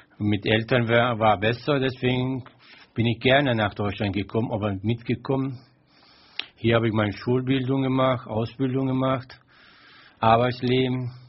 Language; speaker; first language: German; non-native, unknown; Turkish